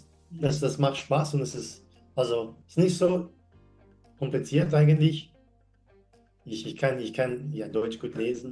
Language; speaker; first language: German; non-native, learner; English